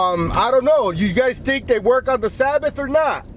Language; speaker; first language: English; native; English